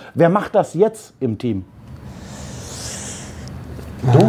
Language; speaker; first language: German; native; German